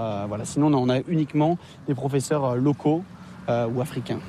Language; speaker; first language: French; native; French